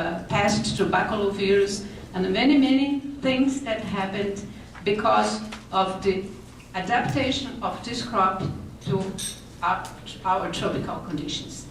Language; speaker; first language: English; non-native, fluent; Portuguese